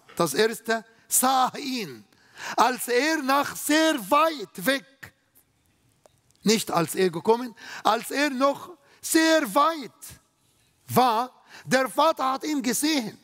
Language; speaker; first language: German; non-native, fluent; Arabic